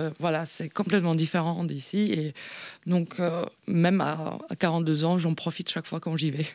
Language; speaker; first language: French; non-native, fluent; Polish